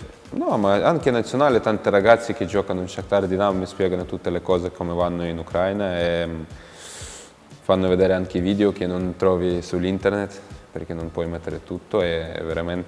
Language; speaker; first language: Italian; non-native, fluent; Ukrainian